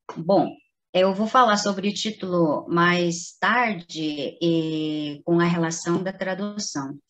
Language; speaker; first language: Portuguese; non-native, fluent; Korean